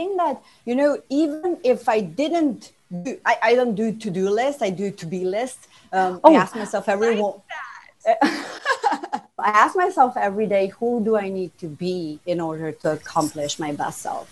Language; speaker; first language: English; non-native, fluent; Slovenian